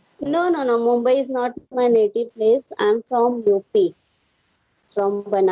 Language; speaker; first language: English; non-native, learner; Hindi